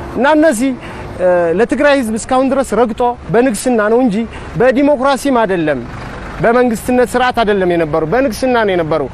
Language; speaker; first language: Amharic; non-native, local second language; Tigrinya